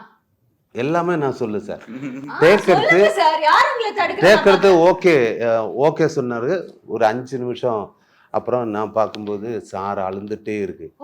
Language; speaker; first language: Tamil; non-native, learner; Malayalam